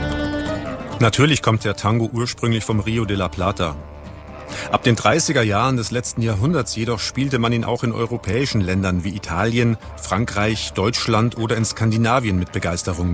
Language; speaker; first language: German; native; German